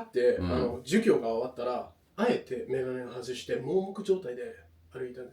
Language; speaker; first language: Japanese; non-native, fluent; English